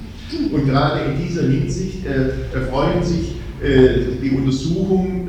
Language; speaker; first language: German; native; German